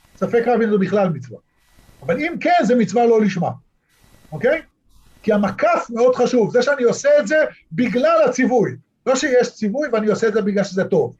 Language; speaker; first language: Hebrew; native; Hebrew